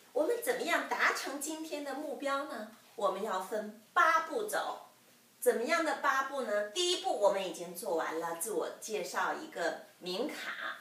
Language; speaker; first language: Chinese; native; Chinese